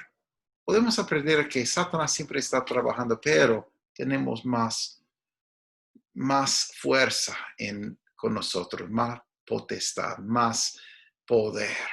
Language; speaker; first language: Spanish; non-native, fluent; English